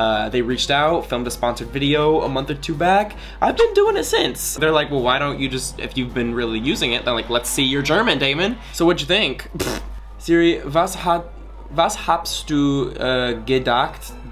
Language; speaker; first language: English; native; English